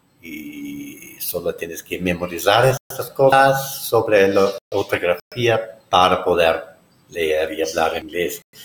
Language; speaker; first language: Spanish; non-native, learner; English